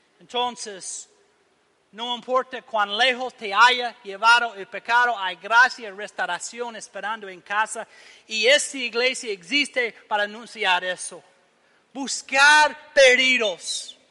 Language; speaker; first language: Spanish; non-native, learner; English